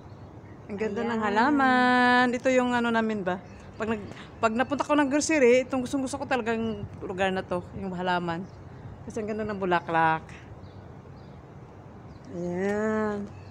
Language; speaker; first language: Filipino; non-native, local second language; Cebuano